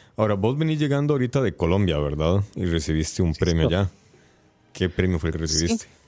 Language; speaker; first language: Spanish; native; Spanish